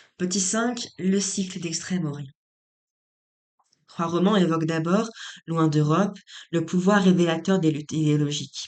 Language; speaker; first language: French; native; French